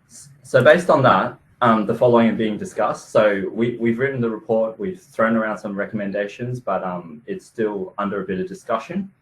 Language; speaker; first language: English; native; English